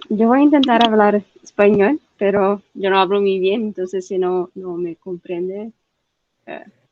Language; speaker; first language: Spanish; non-native, learner; Portuguese